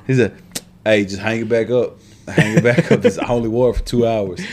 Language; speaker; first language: English; early bilingual, other home language; Spanish